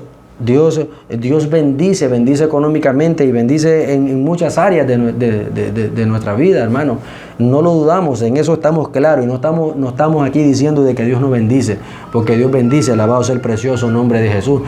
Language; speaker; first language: Spanish; native; Spanish